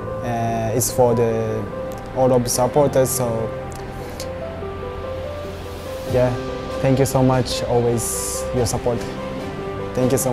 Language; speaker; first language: English; non-native, learner; Japanese